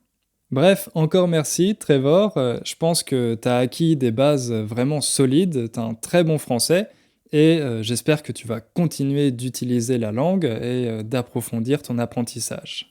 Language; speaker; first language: French; native; French